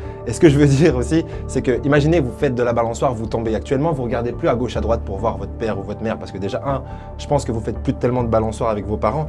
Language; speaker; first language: French; native; French